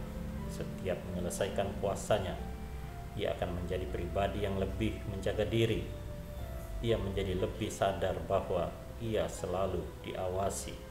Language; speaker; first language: Indonesian; native; Indonesian